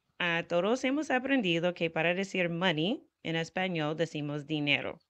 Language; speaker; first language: Spanish; non-native, fluent; English